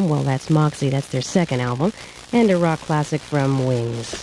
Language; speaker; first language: English; native; English